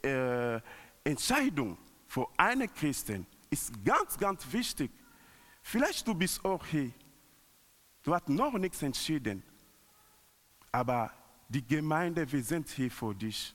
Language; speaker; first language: German; non-native, learner; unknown